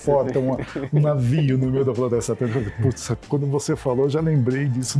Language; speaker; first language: Portuguese; native; Portuguese